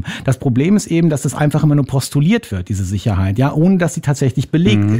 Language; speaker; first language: German; native; German